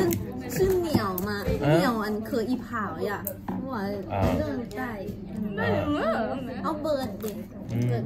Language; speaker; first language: Chinese; non-native, learner; Lao